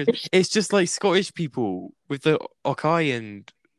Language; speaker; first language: English; native; English